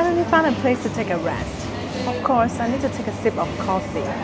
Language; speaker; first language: English; non-native, local second language; Cantonese